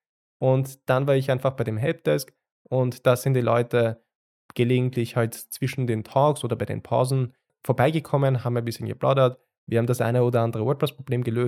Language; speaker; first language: German; native; German